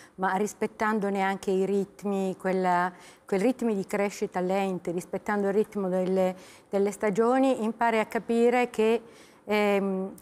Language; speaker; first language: Italian; native; Italian